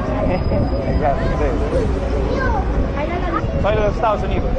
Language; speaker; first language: Spanish; non-native, fluent; English